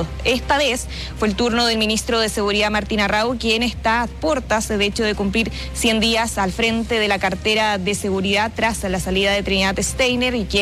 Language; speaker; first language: Spanish; native; Spanish